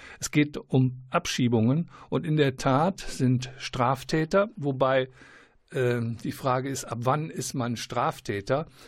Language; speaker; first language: German; native; German